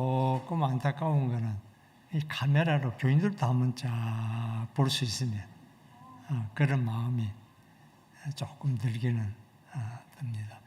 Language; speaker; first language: Korean; native; Korean